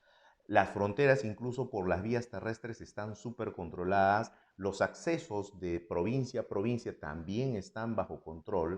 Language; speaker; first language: Spanish; native; Spanish